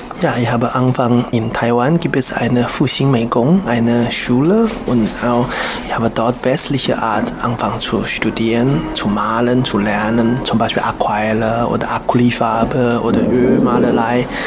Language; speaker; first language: German; non-native, learner; Chinese